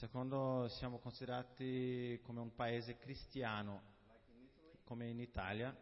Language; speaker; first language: Italian; non-native, fluent; Portuguese